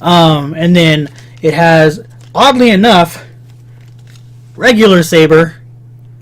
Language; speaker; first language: English; native; English